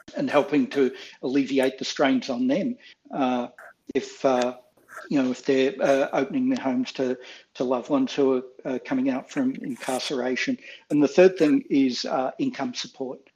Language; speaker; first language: English; native; English